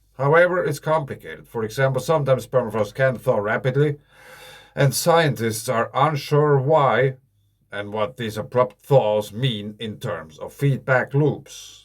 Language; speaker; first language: English; non-native, fluent; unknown